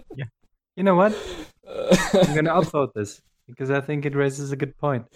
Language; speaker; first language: English; non-native, fluent; German